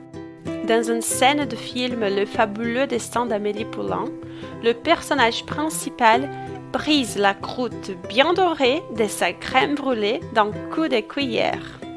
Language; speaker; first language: French; non-native, fluent; Portuguese